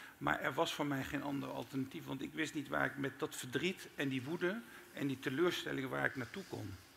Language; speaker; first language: Dutch; early bilingual, other home language; Turkish